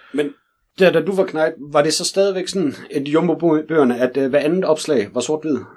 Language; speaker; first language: Danish; native; Danish